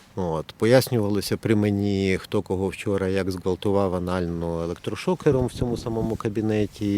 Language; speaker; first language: Ukrainian; native; Ukrainian